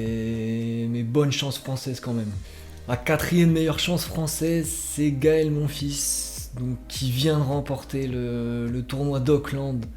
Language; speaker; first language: French; native; French